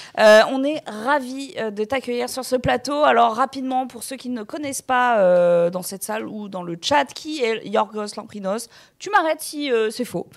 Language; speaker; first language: French; native; French